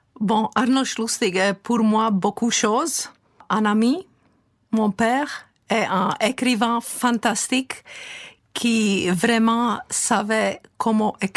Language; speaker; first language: French; non-native, fluent; Czech